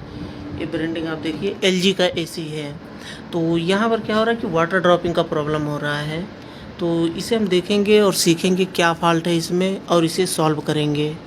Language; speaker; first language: Hindi; native; Hindi